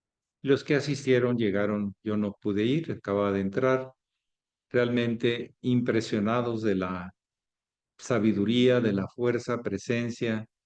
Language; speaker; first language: Spanish; native; Spanish